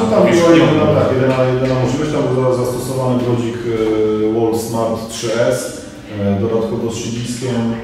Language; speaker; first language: Polish; native; Polish